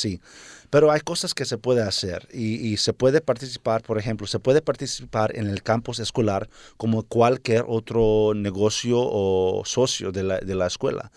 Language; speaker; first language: Spanish; early bilingual, heritage; Spanish